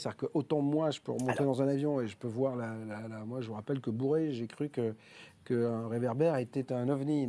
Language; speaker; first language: French; native; French